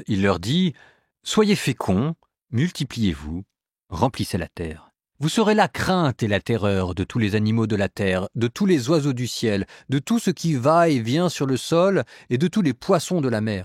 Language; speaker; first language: French; native; French